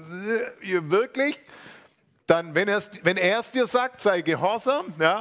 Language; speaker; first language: German; native; German